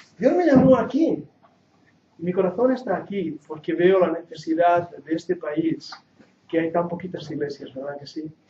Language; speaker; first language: Spanish; non-native, fluent; English